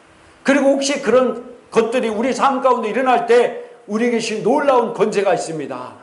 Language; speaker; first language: Korean; native; Korean